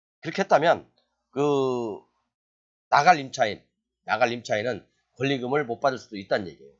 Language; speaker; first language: Korean; native; Korean